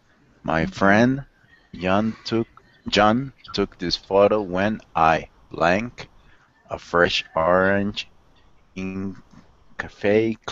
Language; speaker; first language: English; non-native, learner; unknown